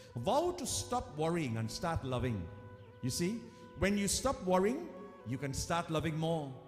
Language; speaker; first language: English; native; English